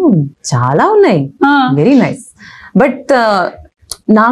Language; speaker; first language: Telugu; non-native, learner; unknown